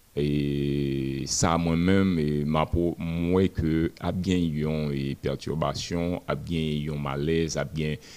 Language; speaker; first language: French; non-native, local second language; Haitian Creole